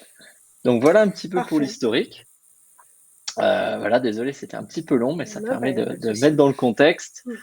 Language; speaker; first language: French; native; French